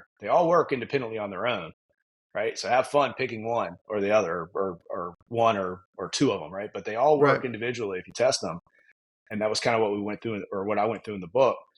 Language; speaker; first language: English; native; English